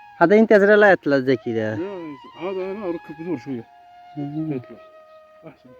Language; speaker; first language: Arabic; non-native, learner; Bangla